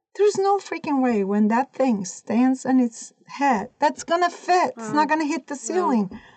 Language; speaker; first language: English; non-native, fluent; Persian